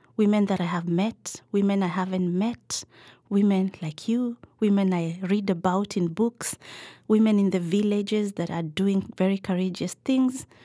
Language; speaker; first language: English; non-native, local second language; Kikuyu